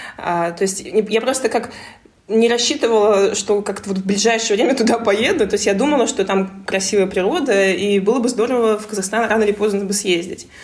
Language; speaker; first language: Russian; native; Russian